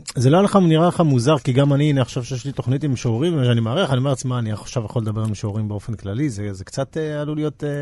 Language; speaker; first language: Hebrew; native; Hebrew